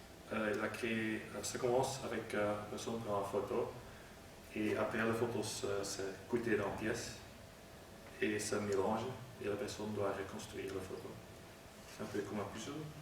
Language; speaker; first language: French; non-native, learner; Dutch